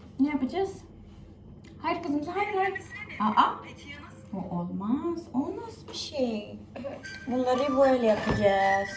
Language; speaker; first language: Turkish; non-native, fluent; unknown